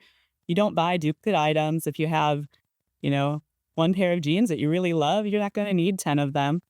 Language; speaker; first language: English; native; English